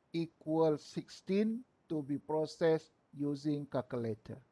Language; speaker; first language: English; non-native, local second language; Malay